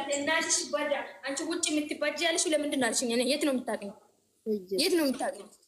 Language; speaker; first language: Amharic; non-native, local second language; Oromo